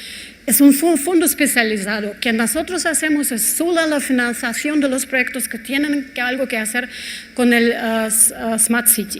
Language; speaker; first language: Spanish; non-native, fluent; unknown